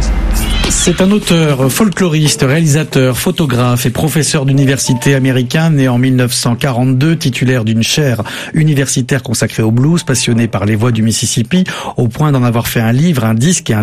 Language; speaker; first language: French; native; French